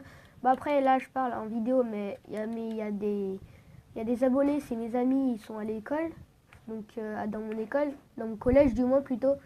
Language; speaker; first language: French; native; French